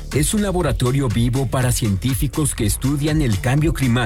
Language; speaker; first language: Spanish; native; Spanish